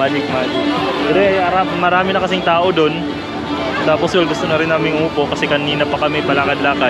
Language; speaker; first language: Filipino; native; Filipino